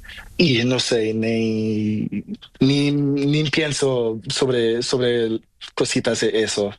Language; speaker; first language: Spanish; non-native, learner; Portuguese